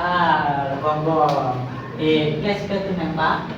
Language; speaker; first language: French; non-native, learner; Indonesian